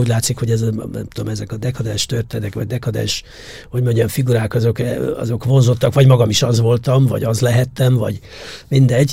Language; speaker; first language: Hungarian; native; Hungarian